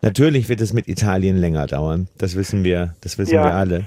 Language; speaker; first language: German; native; German